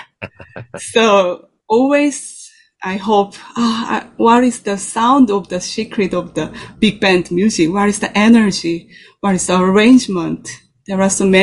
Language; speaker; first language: English; non-native, learner; Korean